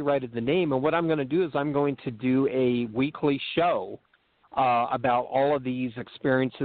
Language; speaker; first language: English; native; English